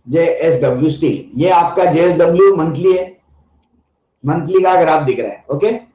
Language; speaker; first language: Hindi; non-native, local second language; Marathi